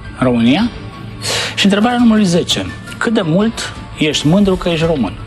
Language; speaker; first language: Romanian; native; Romanian